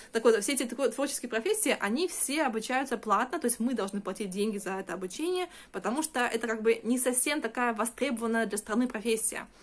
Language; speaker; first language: Russian; early bilingual, heritage; Russian